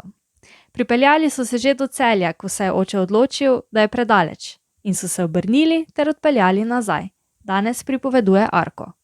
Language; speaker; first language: Slovenian; native; Slovenian